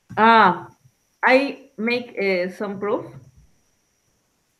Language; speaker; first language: English; non-native, learner; Spanish